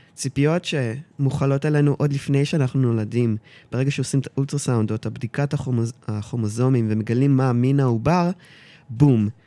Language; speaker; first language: Hebrew; early bilingual, heritage; Hebrew